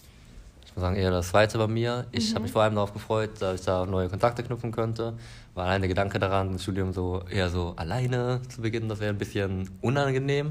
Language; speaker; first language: German; native; German